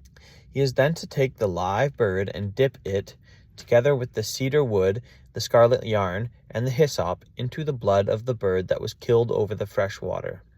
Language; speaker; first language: English; native; English